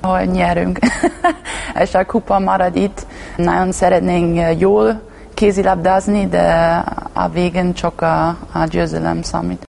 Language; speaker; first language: Hungarian; non-native, learner; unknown